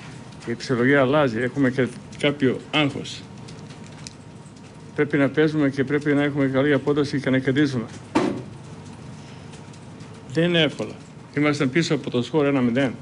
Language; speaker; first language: Greek; non-native, fluent; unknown